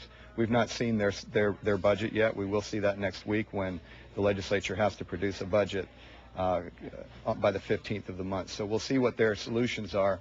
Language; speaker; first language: English; native; English